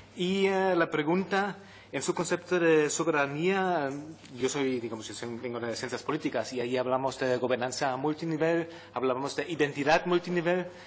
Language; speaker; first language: Spanish; non-native, fluent; German